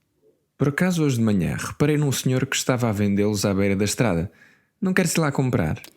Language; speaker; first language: Portuguese; non-native, learner; English